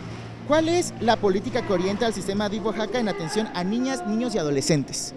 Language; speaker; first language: Spanish; native; Spanish